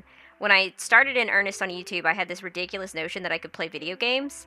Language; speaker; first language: English; native; English